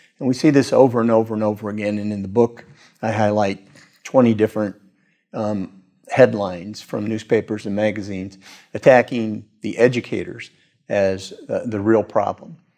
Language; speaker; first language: English; native; English